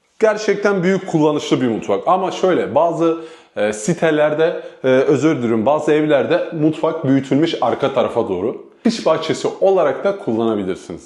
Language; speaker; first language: Turkish; native; Turkish